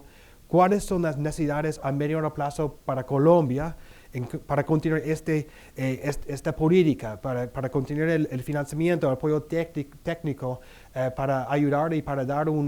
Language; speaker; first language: Spanish; non-native, fluent; English